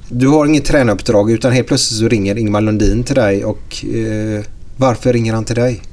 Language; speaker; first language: Swedish; native; Swedish